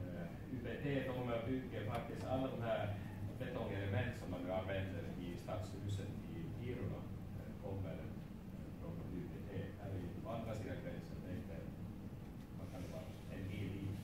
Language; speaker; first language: Swedish; non-native, fluent; Finnish